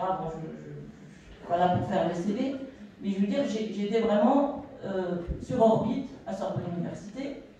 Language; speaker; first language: French; non-native, local second language; Arabic